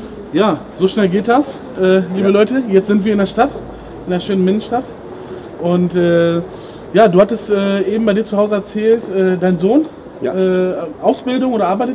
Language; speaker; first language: German; native; German